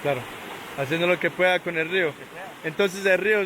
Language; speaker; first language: Spanish; early bilingual, heritage; English